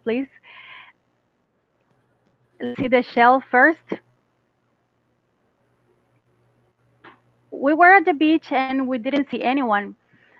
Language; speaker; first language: English; non-native, fluent; Spanish